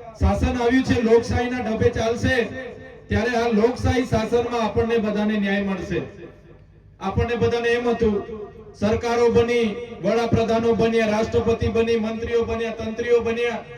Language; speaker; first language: Gujarati; non-native, local second language; Vasavi